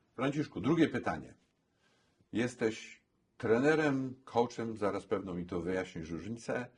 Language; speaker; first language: Polish; native; Polish